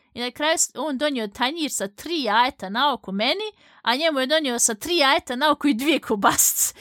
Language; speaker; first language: Bosnian; early bilingual, heritage; Bosnian